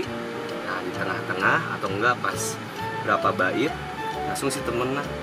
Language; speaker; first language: Indonesian; native; Indonesian